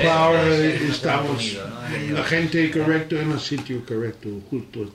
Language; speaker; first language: Spanish; non-native, learner; English